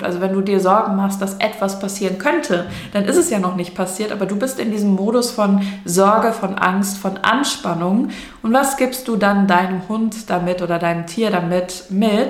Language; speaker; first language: German; native; German